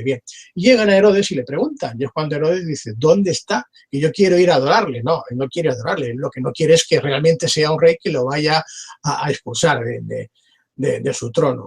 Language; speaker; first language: Spanish; native; Spanish